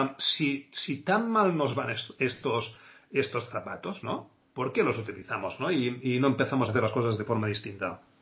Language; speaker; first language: Spanish; non-native, local second language; Catalan